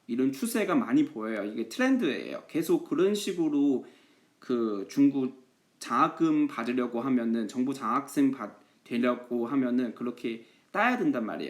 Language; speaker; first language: Korean; non-native, fluent; Chinese